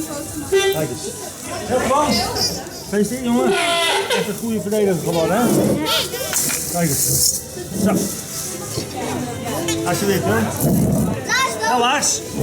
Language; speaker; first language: Dutch; native; Dutch